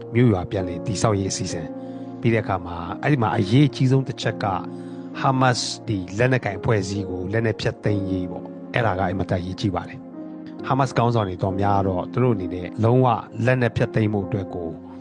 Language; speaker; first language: Burmese; non-native, local second language; Hakha Chin